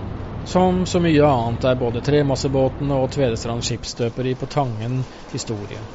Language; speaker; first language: Norwegian; native; Norwegian